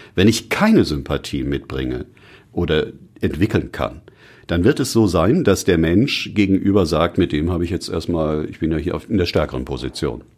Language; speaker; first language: German; native; German